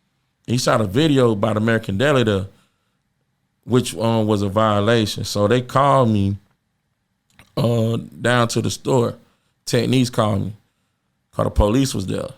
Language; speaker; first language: English; native; English